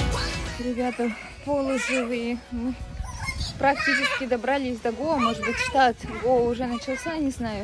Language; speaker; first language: Russian; native; Russian